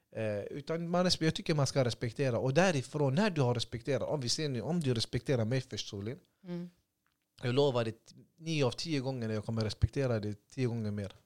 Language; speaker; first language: Swedish; early bilingual, other home language; Kurdish